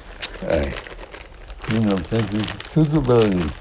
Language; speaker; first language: Portuguese; early bilingual, other home language; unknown